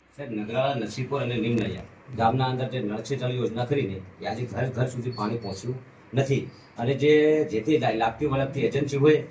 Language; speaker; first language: Gujarati; native; Gujarati